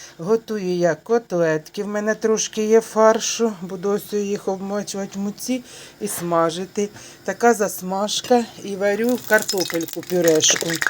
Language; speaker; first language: Ukrainian; native; Ukrainian